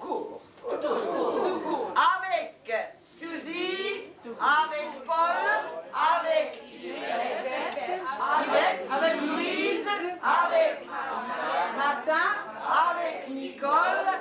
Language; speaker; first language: French; non-native, learner; Russian